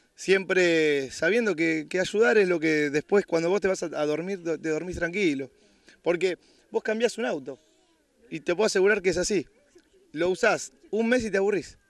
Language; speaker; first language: Spanish; native; Spanish